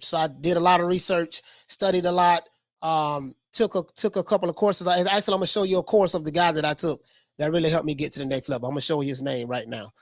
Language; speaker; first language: English; native; English